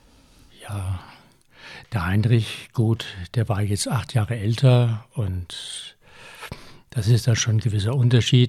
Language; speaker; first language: German; native; German